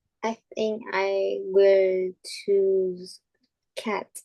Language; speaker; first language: English; non-native, learner; Vietnamese